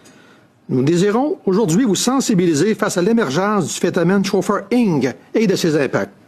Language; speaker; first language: French; native; French